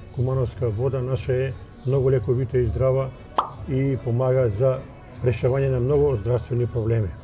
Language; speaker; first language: Macedonian; native; Macedonian